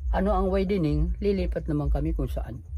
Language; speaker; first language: Filipino; native; Filipino